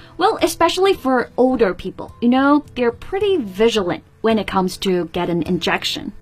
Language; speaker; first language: English; non-native, fluent; Chinese